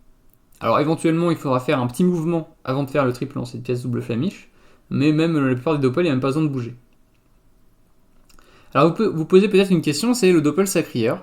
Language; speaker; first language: French; native; French